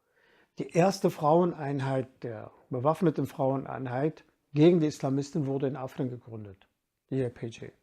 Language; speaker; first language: German; non-native, fluent; Kurdish